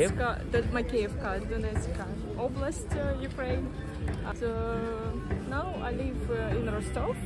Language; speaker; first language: English; non-native, learner; Russian